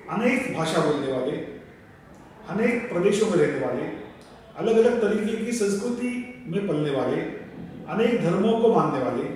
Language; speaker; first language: Hindi; non-native, local second language; Marathi